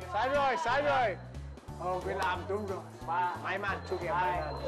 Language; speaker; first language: Vietnamese; non-native, learner; English